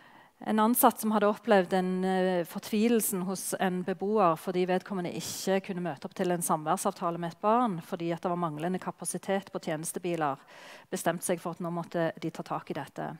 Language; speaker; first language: Norwegian; native; Norwegian